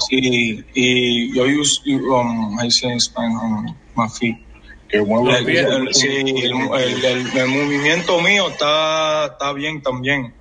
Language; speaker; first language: Spanish; early bilingual, heritage; English